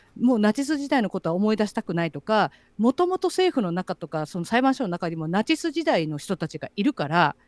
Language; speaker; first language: Japanese; native; Japanese